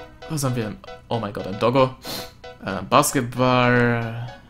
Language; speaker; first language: German; native; German